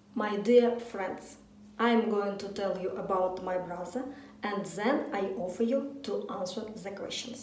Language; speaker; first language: English; non-native, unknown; Russian